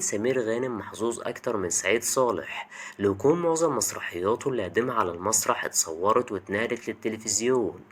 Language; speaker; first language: Arabic; native; Arabic